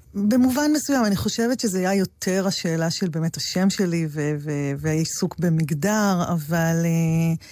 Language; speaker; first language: Hebrew; native; Hebrew